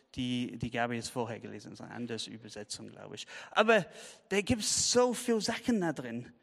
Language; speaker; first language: German; non-native, fluent; English